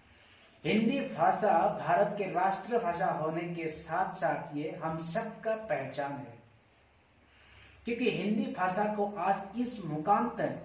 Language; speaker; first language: Hindi; non-native, local second language; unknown